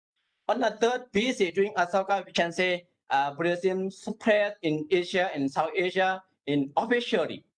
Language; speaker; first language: English; non-native, learner; Burmese